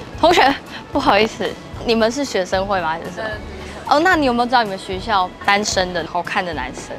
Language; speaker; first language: Chinese; native; Chinese